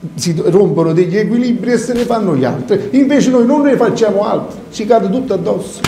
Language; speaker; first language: Italian; native; Italian